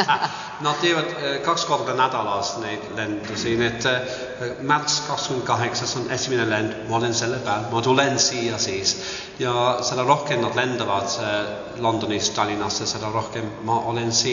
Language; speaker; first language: Estonian; early bilingual, heritage; English